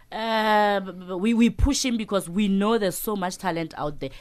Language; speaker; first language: English; non-native, local second language; Southern Sotho